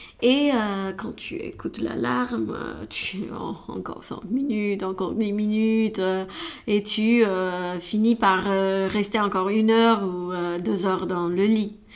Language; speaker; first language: French; non-native, learner; Romanian